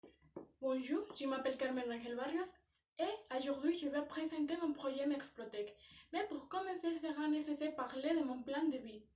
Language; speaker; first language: French; non-native, learner; Spanish